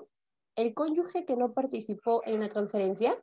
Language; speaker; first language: Spanish; native; Spanish